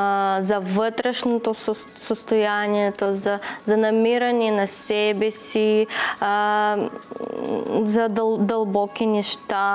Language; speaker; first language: Bulgarian; non-native, learner; Russian